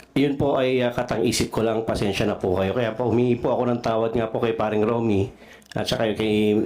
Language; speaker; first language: Filipino; non-native, local second language; Cebuano